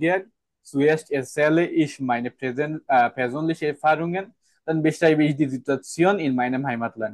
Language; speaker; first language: German; non-native, fluent; Bangla